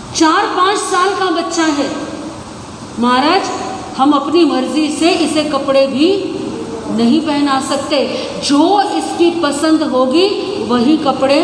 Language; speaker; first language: Hindi; native; Hindi